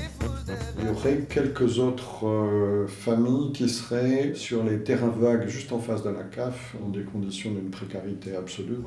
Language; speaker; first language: French; native; French